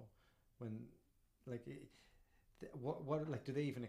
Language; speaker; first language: English; native; English